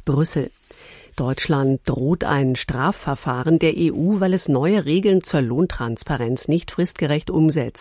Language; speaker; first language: German; native; German